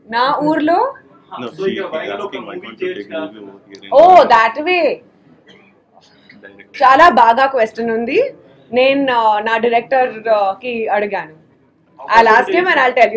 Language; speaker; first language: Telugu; non-native, local second language; Hindi